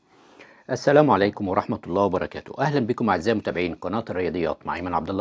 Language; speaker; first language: Arabic; native; Arabic